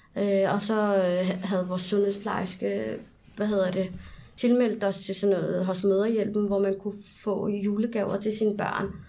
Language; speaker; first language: Danish; early bilingual, other home language; Arabic